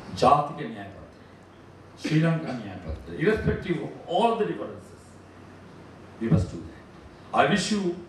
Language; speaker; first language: English; non-native, local second language; Sinhala